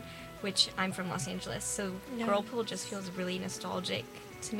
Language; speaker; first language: English; native; English